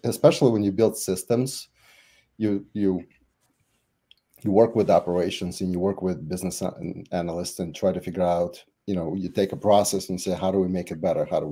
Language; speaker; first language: English; non-native, fluent; Russian